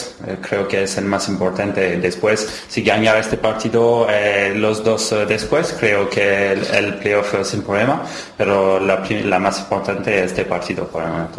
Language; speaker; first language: Spanish; non-native, learner; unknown